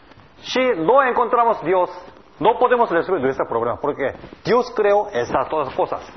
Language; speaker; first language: Spanish; non-native, learner; Korean